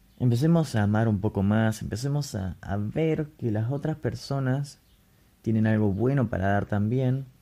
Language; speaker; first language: Spanish; native; Spanish